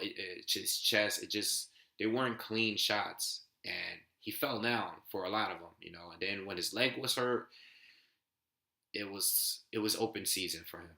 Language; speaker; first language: English; native; English